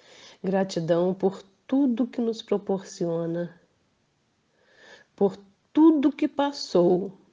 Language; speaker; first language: Portuguese; native; Portuguese